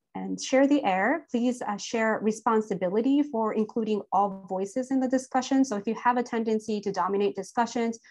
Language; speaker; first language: English; native; English